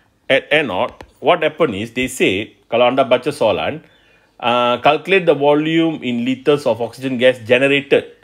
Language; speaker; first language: English; non-native, local second language; Malay